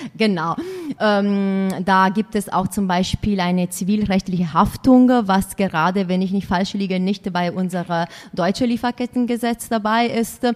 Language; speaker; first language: German; non-native, fluent; Italian